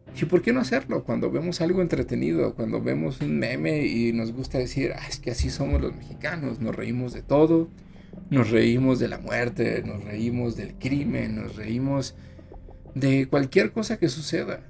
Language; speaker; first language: Spanish; native; Spanish